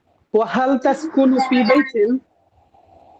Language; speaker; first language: Arabic; non-native, learner; Bangla